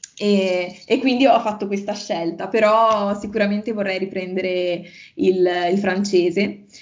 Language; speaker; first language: Italian; native; Italian